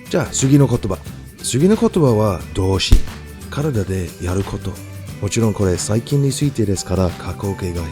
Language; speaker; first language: Japanese; non-native, fluent; English